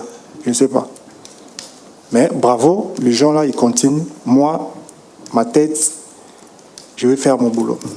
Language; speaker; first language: French; non-native, local second language; Lingala